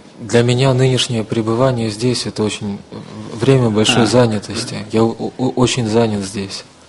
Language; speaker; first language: Russian; native; Russian